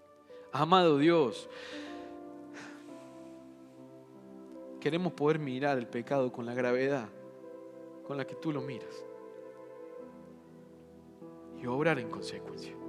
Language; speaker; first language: Spanish; native; Spanish